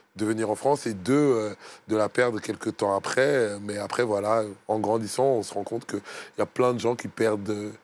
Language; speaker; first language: French; native; French